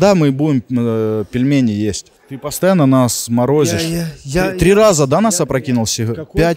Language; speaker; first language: Russian; native; Russian